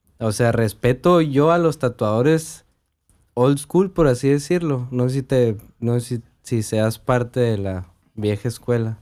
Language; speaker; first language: Spanish; native; Spanish